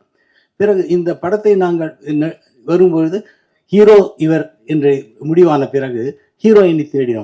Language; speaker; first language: Tamil; native; Tamil